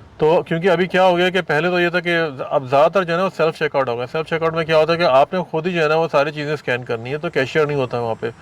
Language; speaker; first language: Urdu; native; Urdu